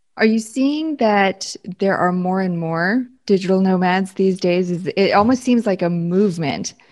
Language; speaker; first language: English; native; English